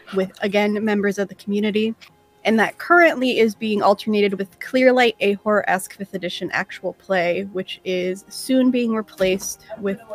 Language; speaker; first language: English; native; English